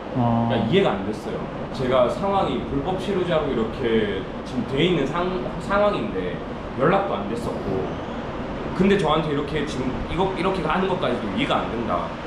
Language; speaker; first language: Korean; early bilingual, other home language; Urdu